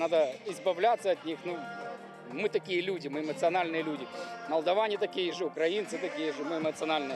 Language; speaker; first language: Russian; native; Russian